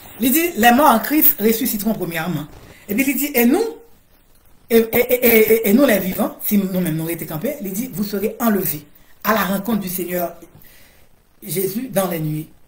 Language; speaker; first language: French; non-native, local second language; Haitian Creole